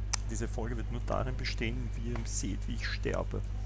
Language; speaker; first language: German; native; German